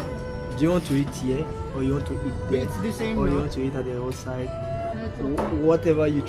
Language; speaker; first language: English; non-native, fluent; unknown